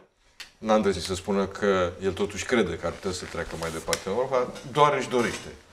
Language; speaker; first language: Romanian; native; Romanian